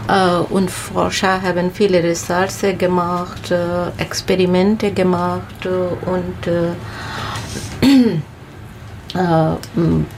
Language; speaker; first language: German; non-native, learner; Bangla